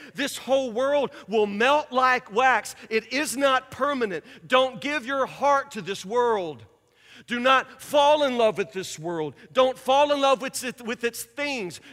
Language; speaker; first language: English; native; English